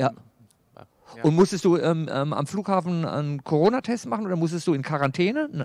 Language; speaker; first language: German; native; German